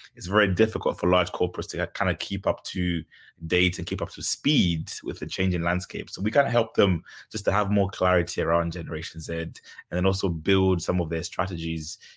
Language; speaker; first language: English; early bilingual, other home language; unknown